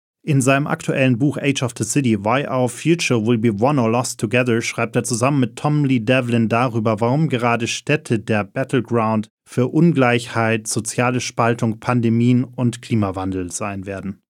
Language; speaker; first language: German; native; German